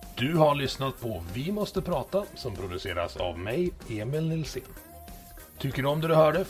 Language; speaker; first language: Swedish; native; Swedish